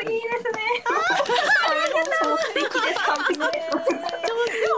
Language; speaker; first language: Japanese; non-native, fluent; Thai